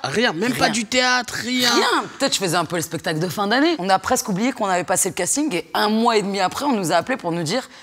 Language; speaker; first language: French; native; French